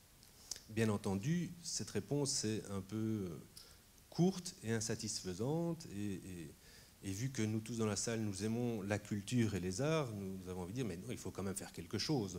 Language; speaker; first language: French; native; French